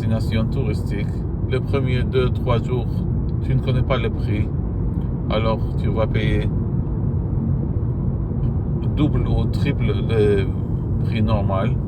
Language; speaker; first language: French; non-native, fluent; Arabic